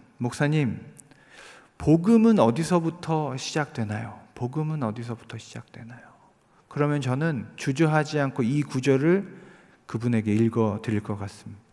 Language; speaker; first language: Korean; native; Korean